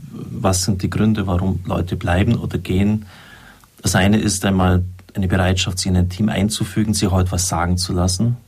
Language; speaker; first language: German; native; German